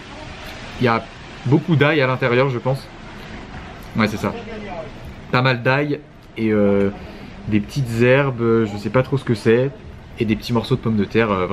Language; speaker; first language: French; native; French